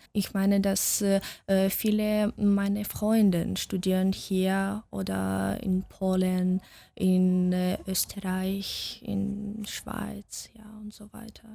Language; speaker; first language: German; non-native, learner; Russian